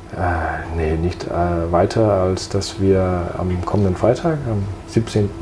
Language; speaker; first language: German; non-native, fluent; Danish